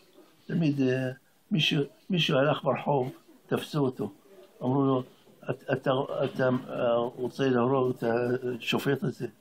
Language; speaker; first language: Hebrew; non-native, fluent; Arabic